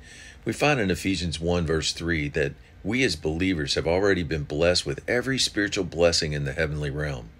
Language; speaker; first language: English; native; English